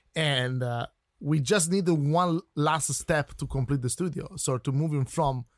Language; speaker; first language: English; non-native, fluent; Italian